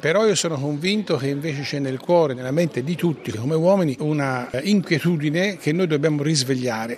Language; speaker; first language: Italian; native; Italian